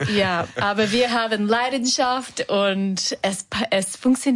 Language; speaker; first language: German; non-native, fluent; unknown